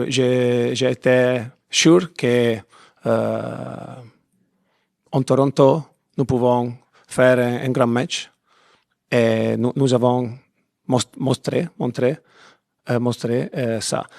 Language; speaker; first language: French; non-native, fluent; Italian